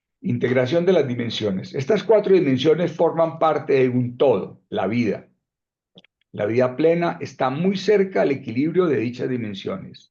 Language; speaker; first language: Spanish; native; Spanish